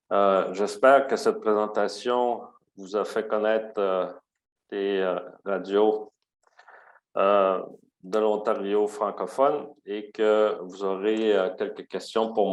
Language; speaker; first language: French; native; French